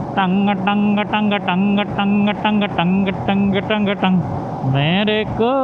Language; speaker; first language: Hindi; non-native, local second language; Marathi